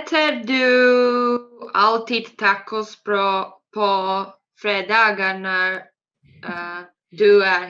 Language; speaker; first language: Swedish; non-native, learner; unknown